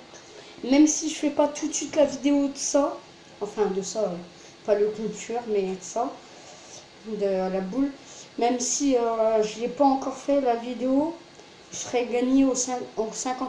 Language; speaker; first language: French; native; French